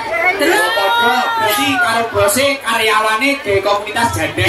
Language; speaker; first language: Indonesian; non-native, local second language; Javanese